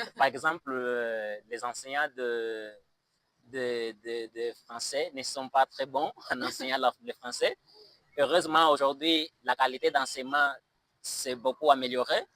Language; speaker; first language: French; non-native, fluent; Portuguese